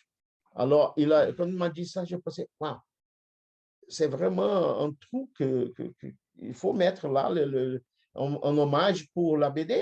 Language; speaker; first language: French; non-native, fluent; Portuguese